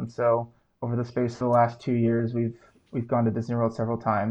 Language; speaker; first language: English; native; English